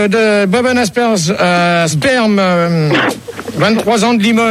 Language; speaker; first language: French; native; French